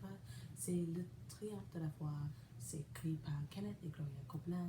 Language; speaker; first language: French; non-native, learner; English